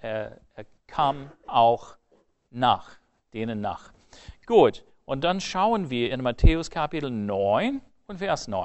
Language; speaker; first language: German; non-native, fluent; English